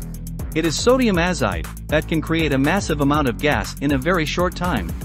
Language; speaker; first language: English; non-native, fluent; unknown